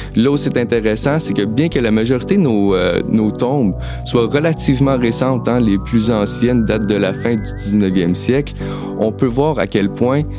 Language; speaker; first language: French; native; French